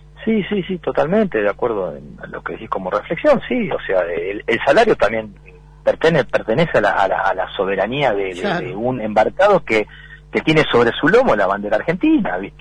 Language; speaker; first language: Spanish; native; Spanish